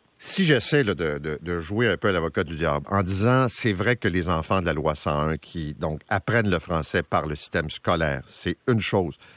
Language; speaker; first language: French; native; French